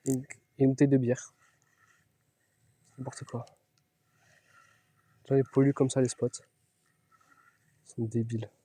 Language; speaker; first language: French; native; French